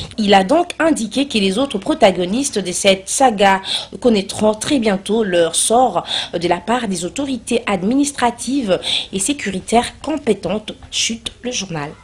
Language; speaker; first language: French; non-native, local second language; Lingala